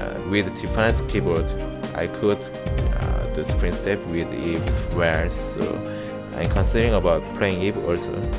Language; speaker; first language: English; non-native, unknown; Korean